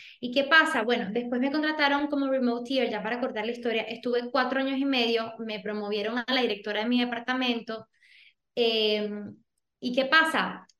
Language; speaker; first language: Spanish; early bilingual, other home language; Portuguese